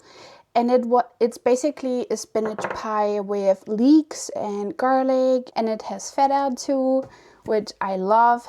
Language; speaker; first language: English; non-native, fluent; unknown